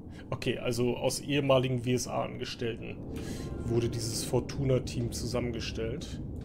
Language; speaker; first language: German; native; German